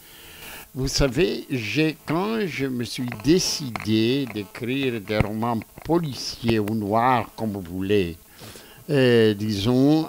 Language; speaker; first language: French; non-native, fluent; Greek